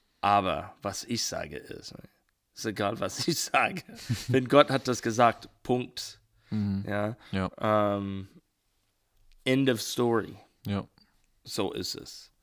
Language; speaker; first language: German; non-native, learner; English